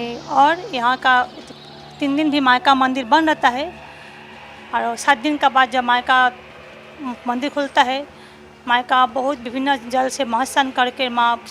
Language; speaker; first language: Hindi; non-native, local second language; Assamese